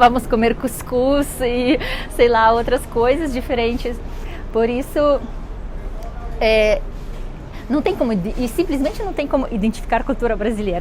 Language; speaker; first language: Portuguese; non-native, fluent; Russian